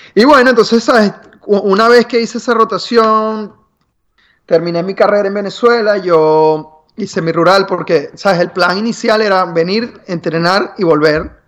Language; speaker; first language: Spanish; native; Spanish